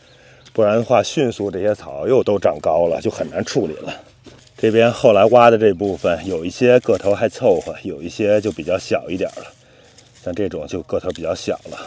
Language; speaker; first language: Chinese; native; Chinese